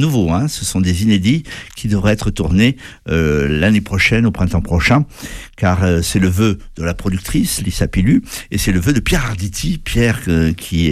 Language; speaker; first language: French; native; French